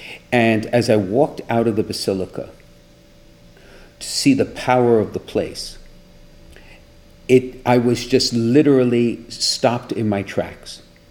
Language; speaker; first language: English; native; English